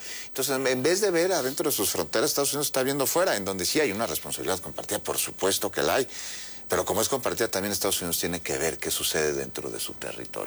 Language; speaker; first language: Spanish; native; Spanish